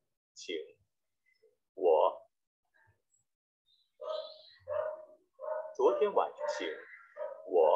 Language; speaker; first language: Chinese; non-native, learner; Vietnamese